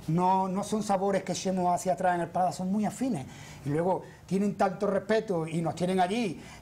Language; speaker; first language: Spanish; native; Spanish